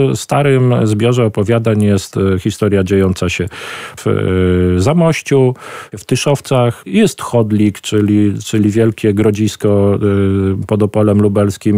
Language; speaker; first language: Polish; native; Polish